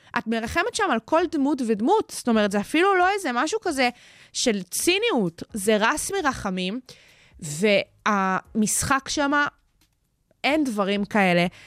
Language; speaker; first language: Hebrew; native; Hebrew